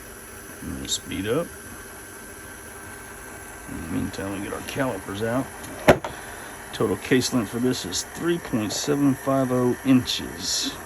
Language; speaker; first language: English; native; English